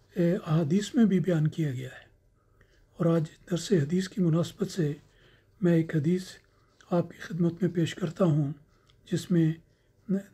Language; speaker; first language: Urdu; native; Urdu